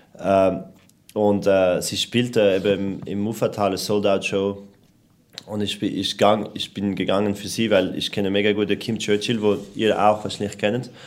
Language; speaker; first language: German; non-native, local second language; French